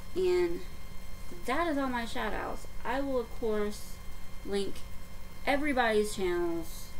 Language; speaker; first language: English; native; English